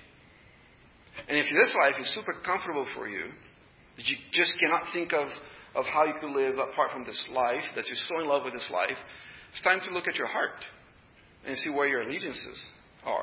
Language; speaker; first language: English; non-native, fluent; Portuguese